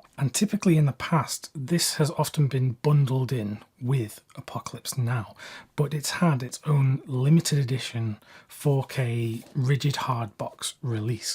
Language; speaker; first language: English; native; English